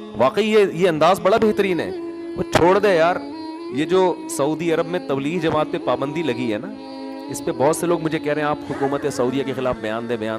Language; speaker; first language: Urdu; native; Urdu